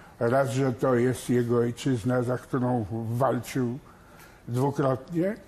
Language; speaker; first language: Polish; native; Polish